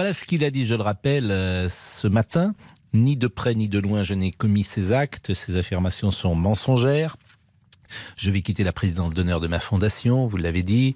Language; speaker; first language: French; native; French